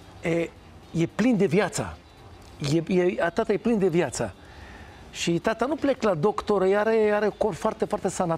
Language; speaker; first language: Romanian; non-native, fluent; Hebrew